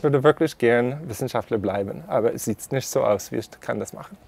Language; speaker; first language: German; non-native, fluent; English